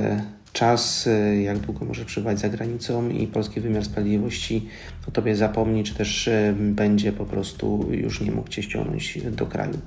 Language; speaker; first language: Polish; native; Polish